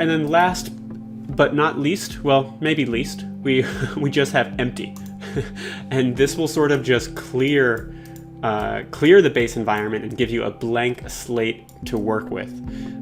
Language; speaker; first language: English; native; English